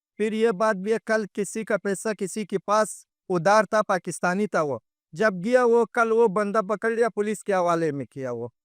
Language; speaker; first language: Urdu; non-native, fluent; Pashto